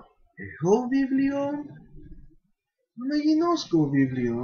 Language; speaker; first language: Greek; non-native, fluent; English